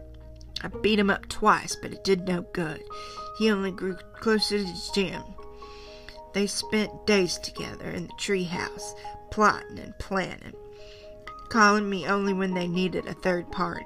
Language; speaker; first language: English; native; English